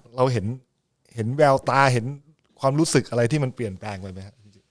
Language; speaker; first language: Thai; native; Thai